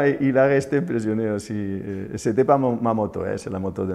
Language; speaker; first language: French; non-native, fluent; Spanish